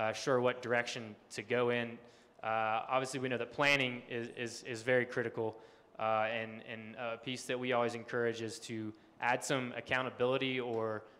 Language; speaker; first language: English; native; English